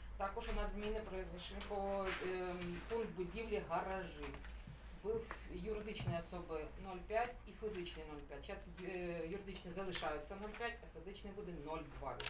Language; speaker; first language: Ukrainian; non-native, local second language; Russian